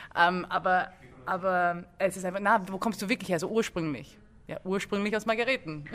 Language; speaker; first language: German; early bilingual, other home language; English